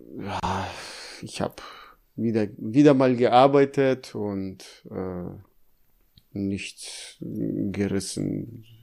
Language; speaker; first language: German; early bilingual, other home language; Russian